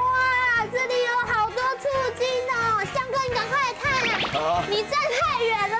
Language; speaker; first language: Chinese; native; Chinese